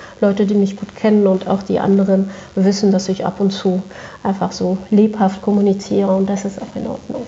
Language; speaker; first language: German; non-native, fluent; French